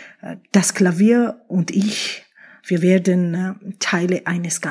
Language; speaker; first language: German; non-native, fluent; Georgian